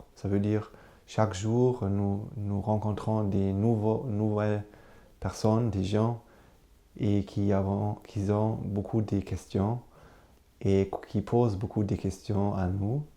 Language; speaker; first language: French; non-native, learner; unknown